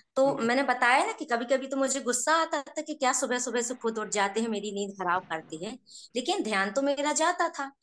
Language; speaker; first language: Hindi; native; Hindi